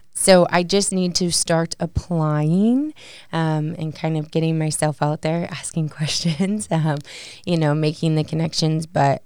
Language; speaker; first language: English; native; English